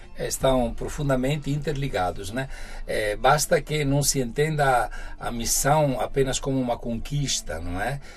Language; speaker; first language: Portuguese; non-native, fluent; Italian